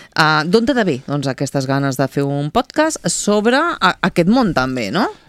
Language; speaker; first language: Catalan; native; Catalan